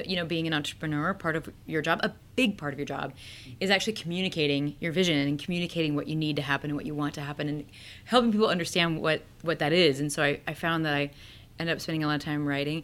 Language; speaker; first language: English; native; English